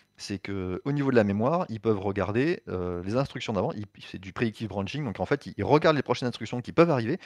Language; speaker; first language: French; native; French